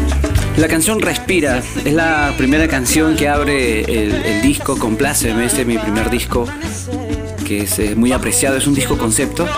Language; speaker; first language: Spanish; native; Spanish